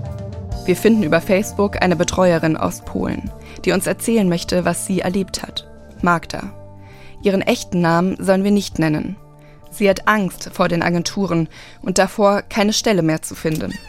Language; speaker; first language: German; native; German